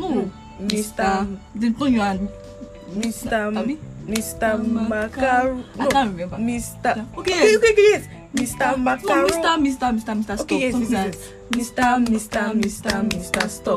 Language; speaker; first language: English; non-native, local second language; Igbo